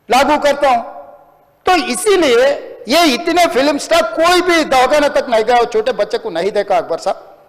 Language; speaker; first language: Hindi; non-native, local second language; Telugu